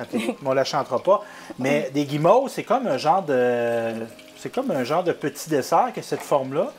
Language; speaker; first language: French; native; French